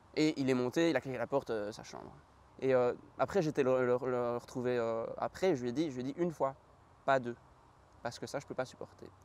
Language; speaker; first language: French; native; French